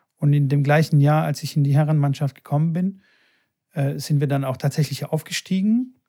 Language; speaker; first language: German; early bilingual, other home language; Bulgarian